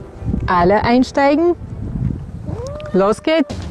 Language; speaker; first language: German; non-native, fluent; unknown